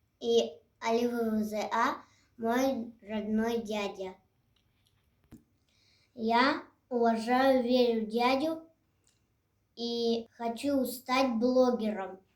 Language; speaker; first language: Russian; non-native, local second language; Tajik